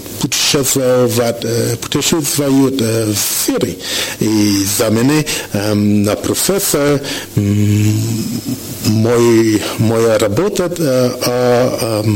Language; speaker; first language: Russian; non-native, learner; French